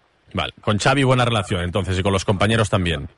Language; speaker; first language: Spanish; native; Spanish